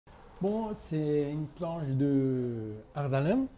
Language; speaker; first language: French; non-native, fluent; Spanish